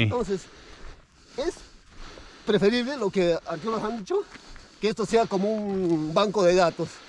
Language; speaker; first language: Spanish; native; Spanish